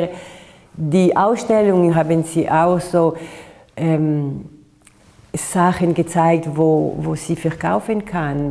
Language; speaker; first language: German; non-native, fluent; Italian